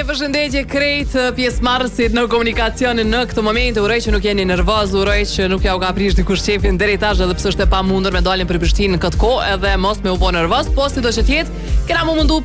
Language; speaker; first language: Albanian; native; Albanian